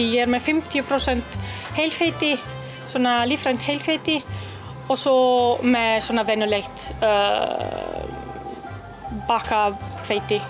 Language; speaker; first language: Icelandic; non-native, learner; Italian